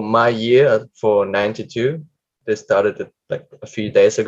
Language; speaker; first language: English; non-native, fluent; German